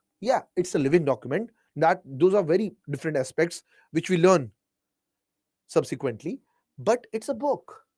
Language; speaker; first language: English; non-native, local second language; Hindi